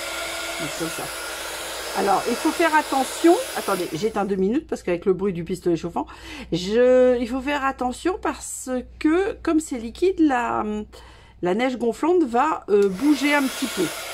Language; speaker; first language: French; native; French